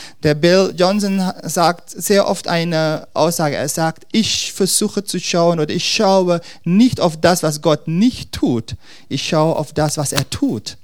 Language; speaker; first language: German; non-native, fluent; Dutch